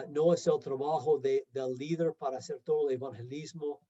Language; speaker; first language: Spanish; non-native, fluent; English